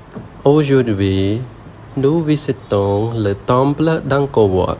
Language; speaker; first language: French; non-native, learner; Khmer